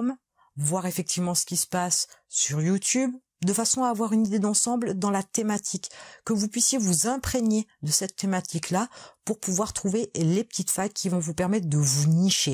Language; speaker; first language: French; native; French